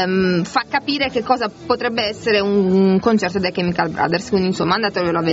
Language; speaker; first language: Italian; native; Italian